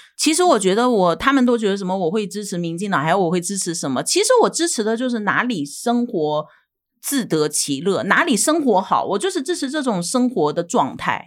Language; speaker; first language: Chinese; native; Chinese